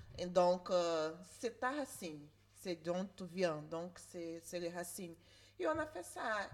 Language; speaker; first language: French; non-native, learner; Portuguese